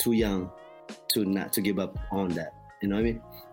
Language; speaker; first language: English; non-native, local second language; Filipino